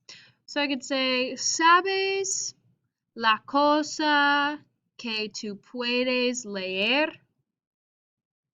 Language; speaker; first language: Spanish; non-native, fluent; English